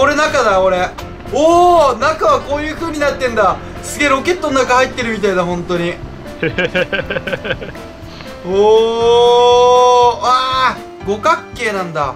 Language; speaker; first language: Japanese; native; Japanese